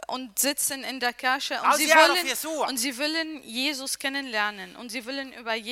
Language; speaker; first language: German; non-native, learner; Arabic